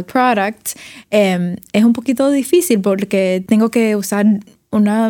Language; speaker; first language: Spanish; early bilingual, other home language; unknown